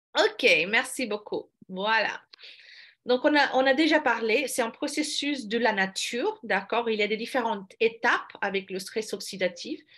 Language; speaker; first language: French; non-native, fluent; English